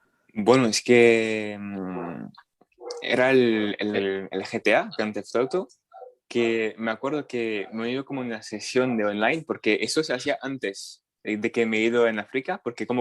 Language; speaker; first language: Spanish; non-native, fluent; French